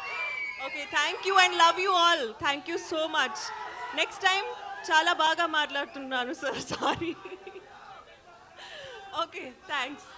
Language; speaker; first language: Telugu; non-native, local second language; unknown